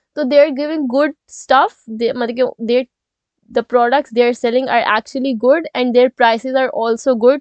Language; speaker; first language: English; non-native, local second language; Urdu